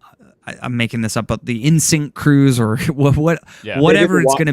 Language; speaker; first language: English; native; English